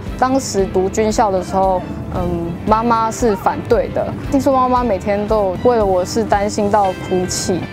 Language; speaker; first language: Chinese; native; Chinese